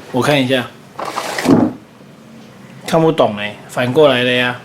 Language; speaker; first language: Chinese; native; Chinese